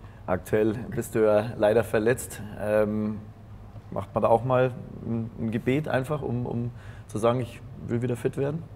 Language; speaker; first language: German; native; German